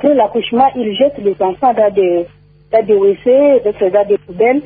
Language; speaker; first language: French; non-native, local second language; Nande